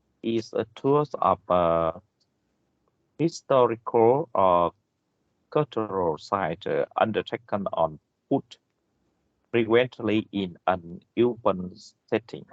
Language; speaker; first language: English; non-native, learner; Vietnamese